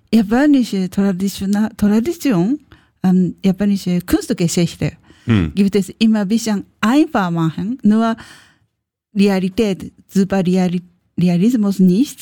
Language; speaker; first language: German; non-native, learner; Japanese